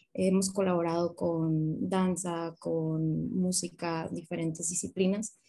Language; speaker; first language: Spanish; native; Spanish